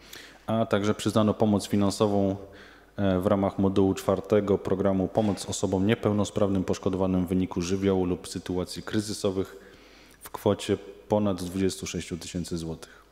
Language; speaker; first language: Polish; native; Polish